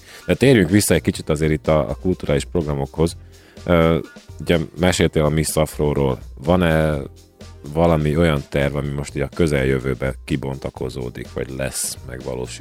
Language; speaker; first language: Hungarian; native; Hungarian